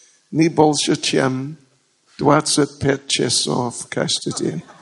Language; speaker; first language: Russian; non-native, learner; English